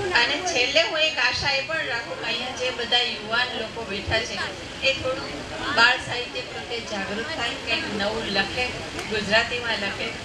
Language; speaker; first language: Gujarati; native; Gujarati